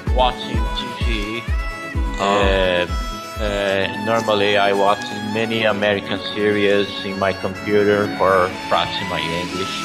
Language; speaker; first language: English; non-native, learner; Portuguese